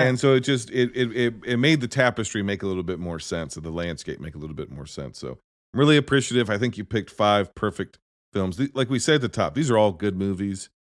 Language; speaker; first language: English; native; English